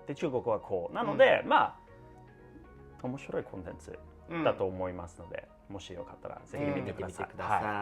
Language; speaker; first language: Japanese; non-native, fluent; English